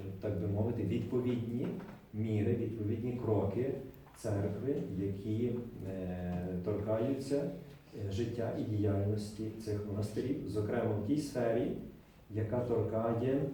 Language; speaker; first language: Ukrainian; native; Ukrainian